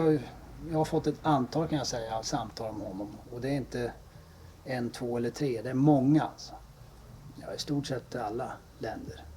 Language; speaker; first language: Swedish; native; Swedish